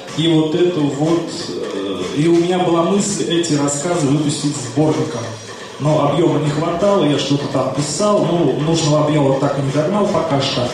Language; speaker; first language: Russian; native; Russian